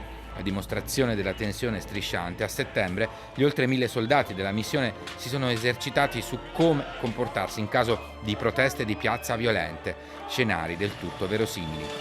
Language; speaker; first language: Italian; native; Italian